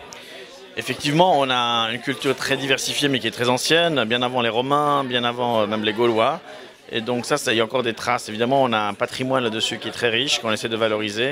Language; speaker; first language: French; native; French